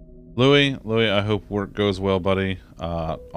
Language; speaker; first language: English; native; English